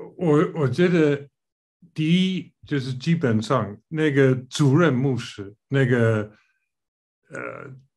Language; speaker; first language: Chinese; non-native, fluent; English